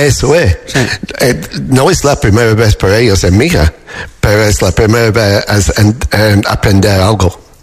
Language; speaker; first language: Spanish; non-native, fluent; English